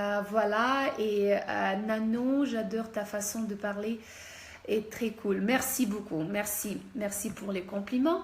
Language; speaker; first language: French; non-native, fluent; Russian